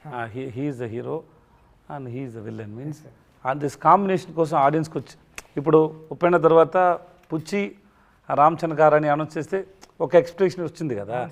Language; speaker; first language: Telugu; non-native, learner; Tamil